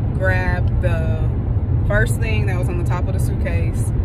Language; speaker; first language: English; native; English